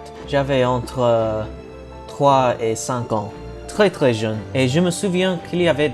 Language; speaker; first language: French; non-native, learner; English